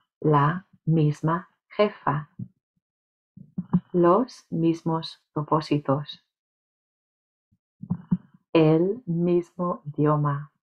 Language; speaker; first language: Spanish; non-native, fluent; English